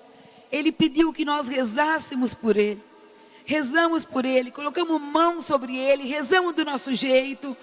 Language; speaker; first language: Portuguese; native; Portuguese